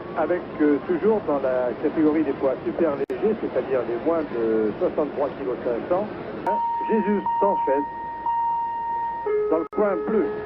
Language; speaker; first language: French; native; French